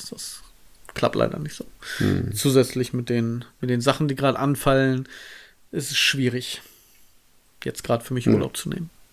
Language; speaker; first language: German; native; German